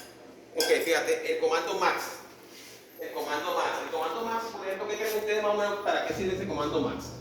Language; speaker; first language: Spanish; native; Spanish